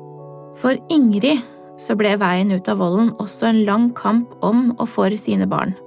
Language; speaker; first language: Norwegian; native; Norwegian